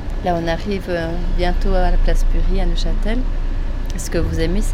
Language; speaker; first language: French; native; French